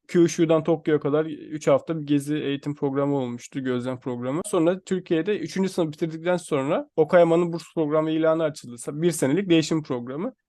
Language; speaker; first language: Turkish; native; Turkish